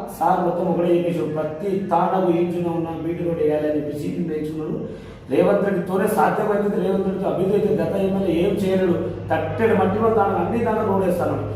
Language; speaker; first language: Telugu; non-native, local second language; Lambadi